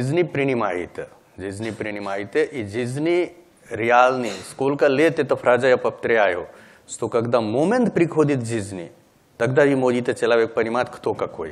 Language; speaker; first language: Russian; non-native, learner; Hindi